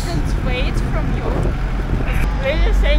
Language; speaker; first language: English; non-native, learner; Russian